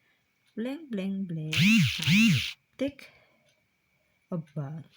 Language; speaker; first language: English; non-native, fluent; Indonesian